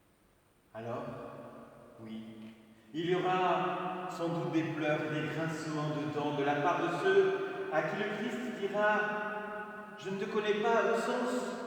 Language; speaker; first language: French; native; French